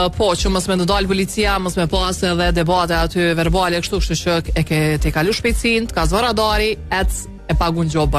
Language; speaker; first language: Albanian; native; Albanian